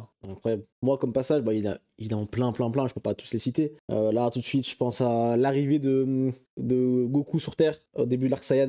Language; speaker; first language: French; native; French